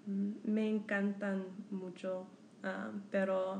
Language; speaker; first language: Spanish; non-native, learner; English